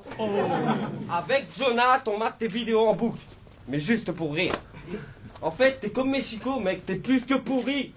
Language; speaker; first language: French; native; French